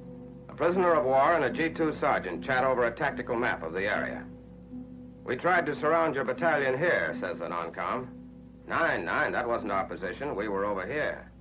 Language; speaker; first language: English; native; English